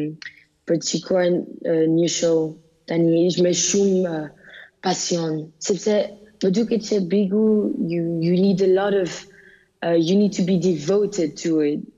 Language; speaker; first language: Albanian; early bilingual, heritage; Albanian